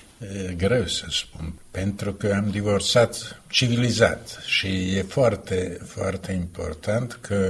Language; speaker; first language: Romanian; non-native, fluent; Slovak